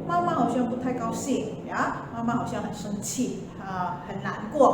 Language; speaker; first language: Chinese; non-native, fluent; Indonesian